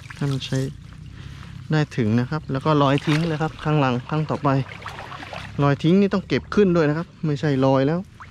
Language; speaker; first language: Thai; native; Thai